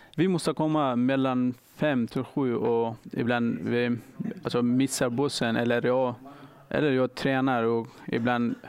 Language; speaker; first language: Swedish; non-native, fluent; Persian